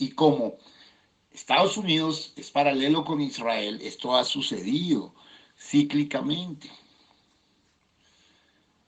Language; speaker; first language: Spanish; native; Spanish